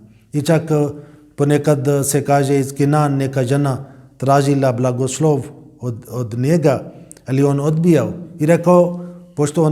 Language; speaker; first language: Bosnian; non-native, learner; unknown